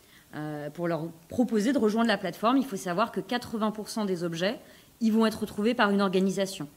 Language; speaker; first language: French; native; French